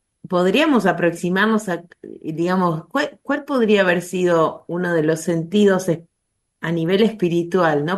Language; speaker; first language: Spanish; native; Spanish